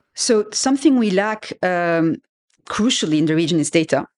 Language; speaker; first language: English; non-native, fluent; French